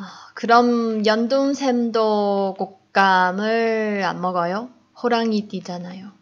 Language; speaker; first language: Korean; non-native, fluent; Chinese